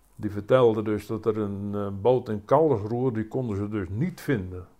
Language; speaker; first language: Dutch; native; Dutch